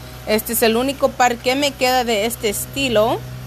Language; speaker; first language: Spanish; early bilingual, heritage; Spanish